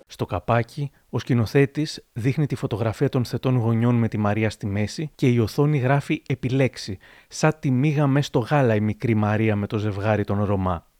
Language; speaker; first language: Greek; native; Greek